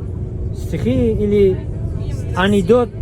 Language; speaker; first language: Russian; non-native, learner; Tajik